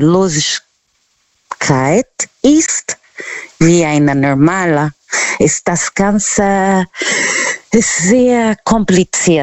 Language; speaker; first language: German; non-native, fluent; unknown